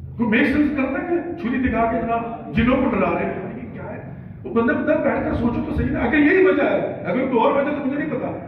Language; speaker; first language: Urdu; non-native, local second language; Pashto